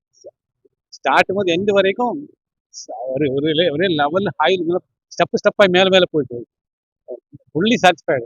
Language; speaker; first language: Tamil; non-native, local second language; Malayalam